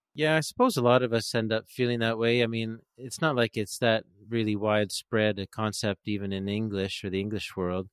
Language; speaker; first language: English; native; English